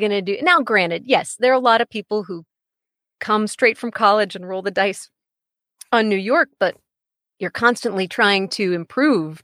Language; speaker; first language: English; native; English